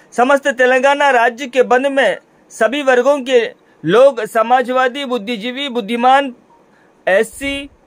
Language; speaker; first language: Hindi; non-native, local second language; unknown